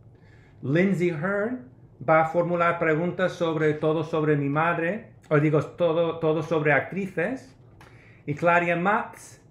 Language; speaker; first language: Spanish; non-native, fluent; English